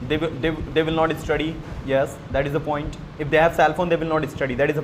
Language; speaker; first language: English; non-native, fluent; Hindi